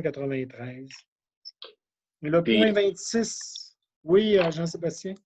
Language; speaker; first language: French; native; French